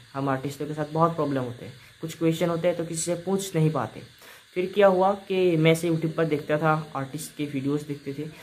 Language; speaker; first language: Hindi; non-native, local second language; Assamese